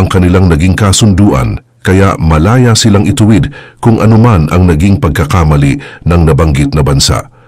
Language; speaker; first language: Filipino; native; Filipino